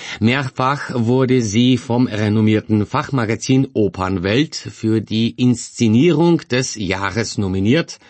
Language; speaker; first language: German; non-native, fluent; Bulgarian